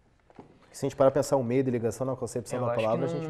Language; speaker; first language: Portuguese; native; Portuguese